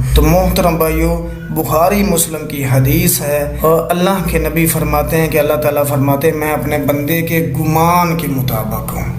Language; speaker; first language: Urdu; non-native, local second language; Punjabi